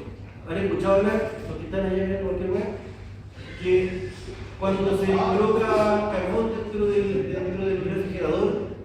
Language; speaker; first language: Spanish; native; Spanish